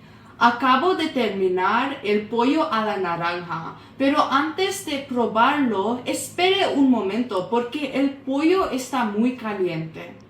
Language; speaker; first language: Spanish; non-native, learner; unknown